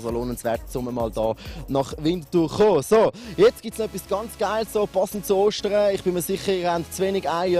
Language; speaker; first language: German; native; German